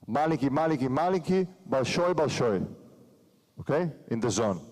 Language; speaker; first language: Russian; non-native, learner; Italian